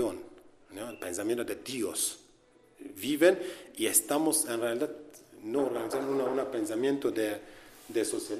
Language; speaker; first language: Spanish; non-native, learner; Kurdish